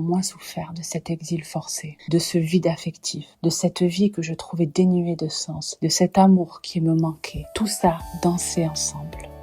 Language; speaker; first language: French; native; French